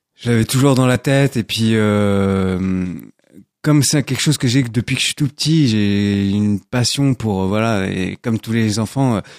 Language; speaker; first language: French; native; French